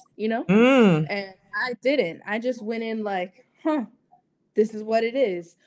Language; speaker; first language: English; native; English